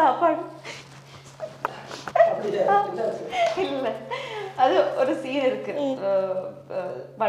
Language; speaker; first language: Tamil; non-native, learner; Telugu